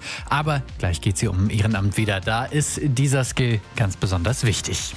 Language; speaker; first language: German; native; German